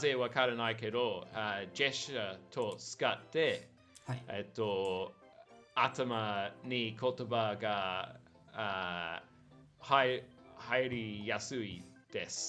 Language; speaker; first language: Japanese; non-native, learner; English